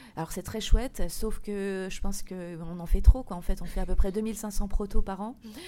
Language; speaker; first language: French; native; French